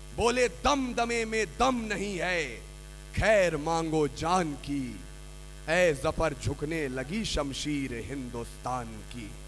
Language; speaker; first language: Hindi; native; Hindi